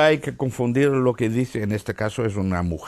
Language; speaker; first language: Spanish; non-native, fluent; Dutch